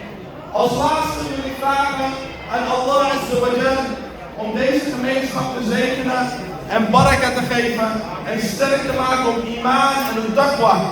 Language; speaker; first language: Dutch; early bilingual, other home language; Indonesian